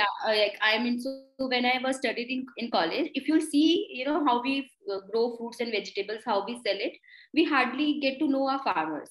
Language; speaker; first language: English; non-native, local second language; Hindi